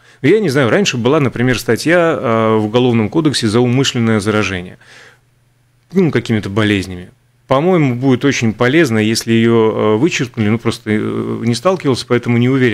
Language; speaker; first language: Russian; native; Russian